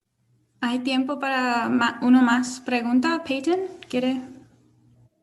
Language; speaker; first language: Spanish; non-native, learner; English